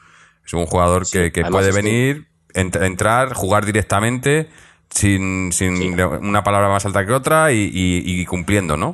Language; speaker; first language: Spanish; native; Spanish